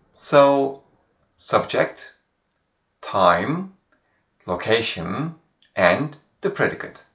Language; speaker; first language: English; non-native, fluent; Turkish